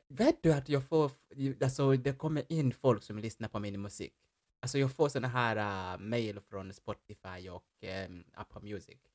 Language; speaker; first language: Swedish; non-native, fluent; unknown